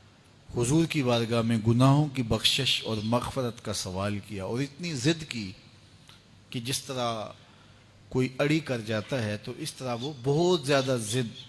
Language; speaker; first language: Urdu; native; Urdu